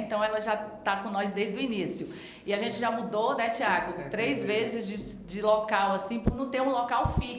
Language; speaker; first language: Portuguese; native; Portuguese